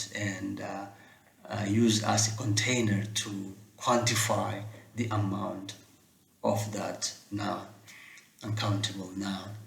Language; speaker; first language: English; non-native, local second language; Amharic